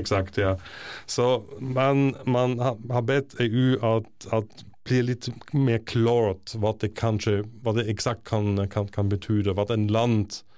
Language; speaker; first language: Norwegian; non-native, fluent; German